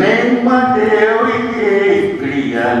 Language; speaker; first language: Portuguese; non-native, local second language; Kayapó